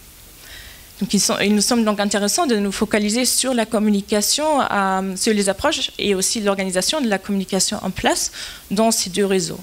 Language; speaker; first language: French; non-native, fluent; German